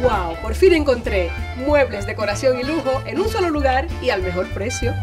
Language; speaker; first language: Spanish; native; Spanish